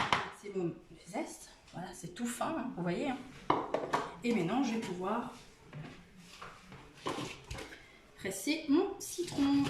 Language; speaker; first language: French; native; French